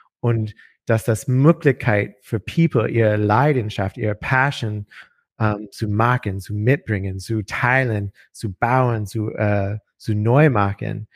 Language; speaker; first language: German; non-native, learner; English